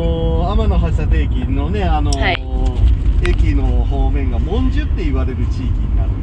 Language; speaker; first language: Japanese; native; Japanese